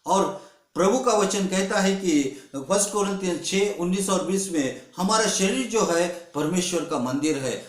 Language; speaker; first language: Hindi; non-native, local second language; Kannada